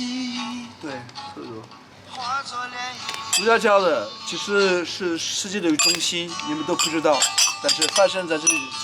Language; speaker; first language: Chinese; non-native, fluent; French